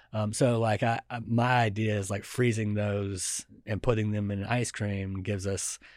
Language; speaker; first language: English; native; English